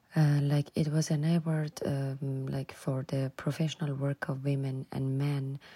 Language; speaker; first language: English; non-native, fluent; Persian